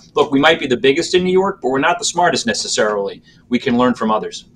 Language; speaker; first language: English; native; English